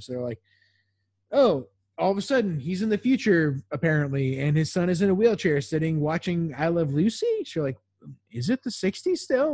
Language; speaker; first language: English; native; English